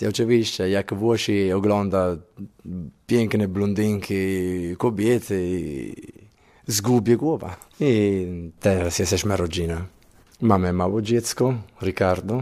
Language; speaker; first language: Polish; non-native, learner; Italian